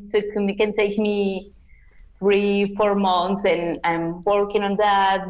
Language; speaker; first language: English; non-native, fluent; Yucateco